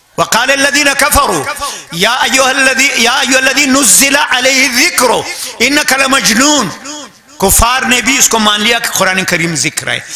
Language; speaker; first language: Urdu; non-native, local second language; Brahui